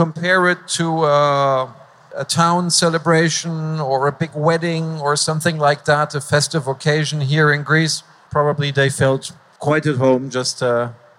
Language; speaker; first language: English; non-native, fluent; German